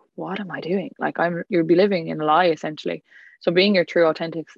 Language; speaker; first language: English; native; English